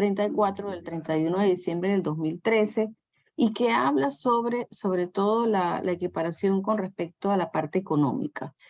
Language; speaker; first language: Spanish; native; Spanish